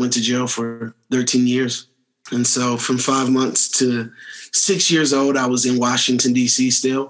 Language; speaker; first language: English; native; English